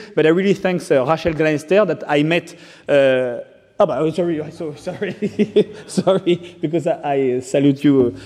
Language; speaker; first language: English; non-native, fluent; French